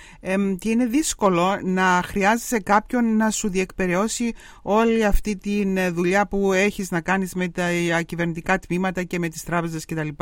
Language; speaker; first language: Greek; native; Greek